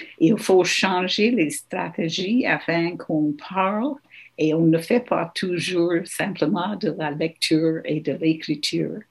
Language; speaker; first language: French; non-native, local second language; English